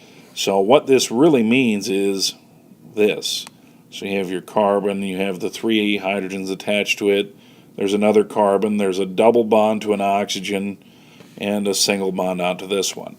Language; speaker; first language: English; native; English